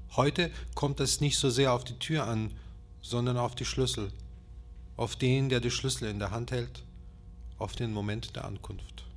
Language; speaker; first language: German; early bilingual, other home language; Turkish